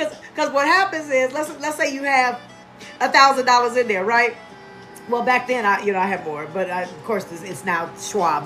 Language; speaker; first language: English; native; English